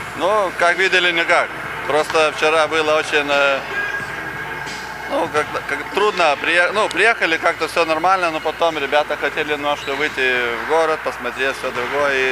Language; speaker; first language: Russian; non-native, fluent; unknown